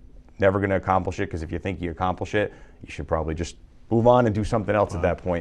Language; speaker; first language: English; native; English